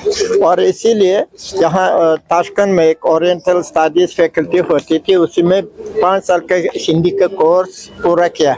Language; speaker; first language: Hindi; non-native, fluent; Uzbek